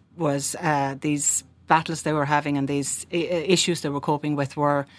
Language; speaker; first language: English; native; English